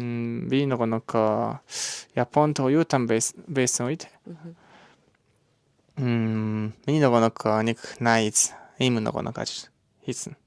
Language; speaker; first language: Mongolian; non-native, learner; Japanese